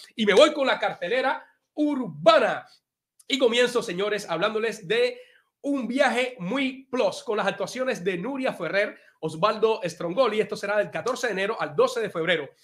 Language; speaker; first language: Spanish; native; Spanish